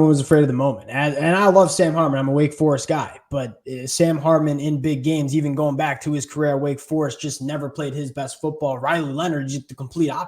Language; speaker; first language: English; native; English